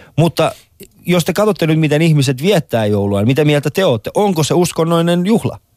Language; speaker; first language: Finnish; non-native, fluent; Persian